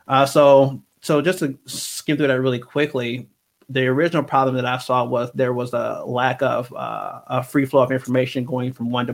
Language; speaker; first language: English; native; English